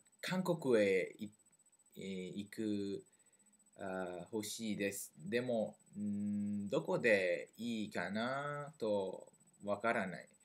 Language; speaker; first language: Japanese; non-native, learner; French